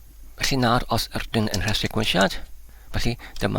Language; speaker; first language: Welsh; non-native, learner; Polish